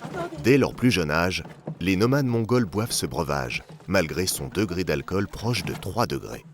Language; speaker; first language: French; native; French